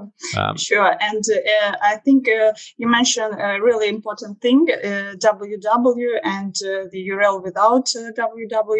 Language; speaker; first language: English; non-native, learner; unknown